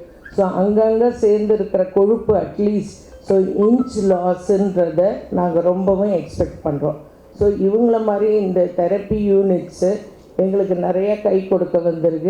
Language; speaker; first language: Tamil; native; Tamil